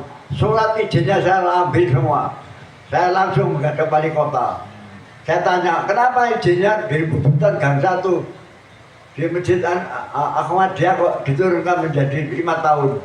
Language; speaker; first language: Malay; non-native, local second language; Javanese